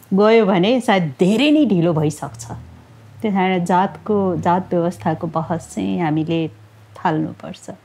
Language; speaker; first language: Nepali; non-native, local second language; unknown